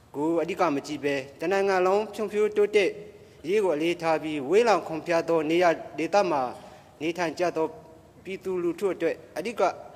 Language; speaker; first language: Burmese; non-native, local second language; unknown